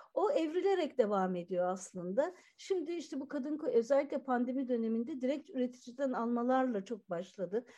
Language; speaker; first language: Turkish; native; Turkish